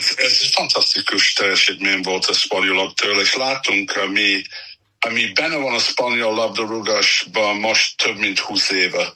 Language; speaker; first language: Hungarian; non-native, fluent; English